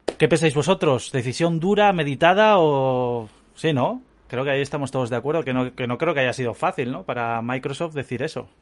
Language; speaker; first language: Spanish; native; Spanish